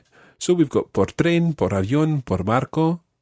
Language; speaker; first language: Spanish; non-native, fluent; English